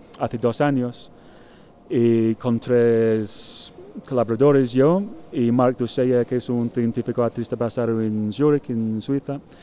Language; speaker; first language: Spanish; non-native, fluent; English